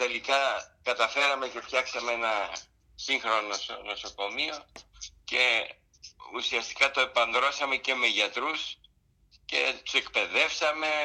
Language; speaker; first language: Greek; native; Greek